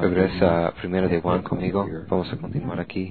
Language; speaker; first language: Spanish; non-native, learner; English